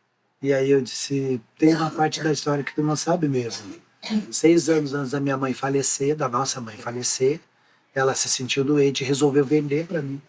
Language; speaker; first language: Portuguese; native; Portuguese